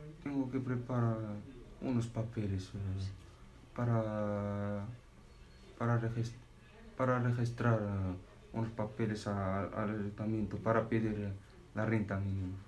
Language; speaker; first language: Spanish; non-native, learner; Arabic